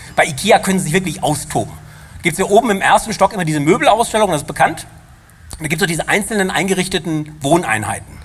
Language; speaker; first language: German; native; German